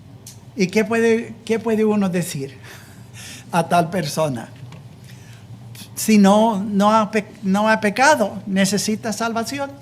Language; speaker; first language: Spanish; non-native, fluent; English